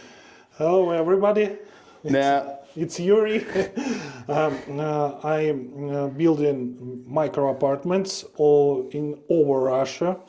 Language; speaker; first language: English; non-native, learner; Russian